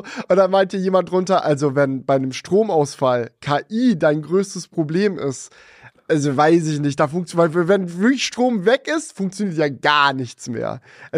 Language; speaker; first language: German; native; German